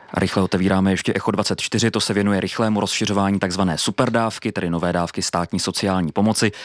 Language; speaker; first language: Czech; native; Czech